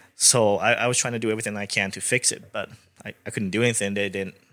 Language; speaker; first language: English; non-native, fluent; Thai